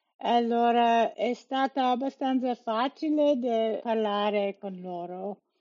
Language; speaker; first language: Italian; non-native, learner; English